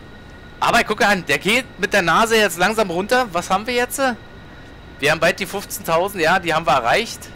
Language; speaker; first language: German; native; German